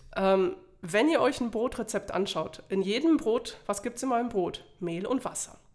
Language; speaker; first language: German; non-native, fluent; Polish